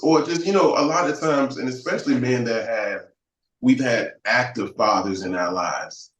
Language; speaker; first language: English; native; English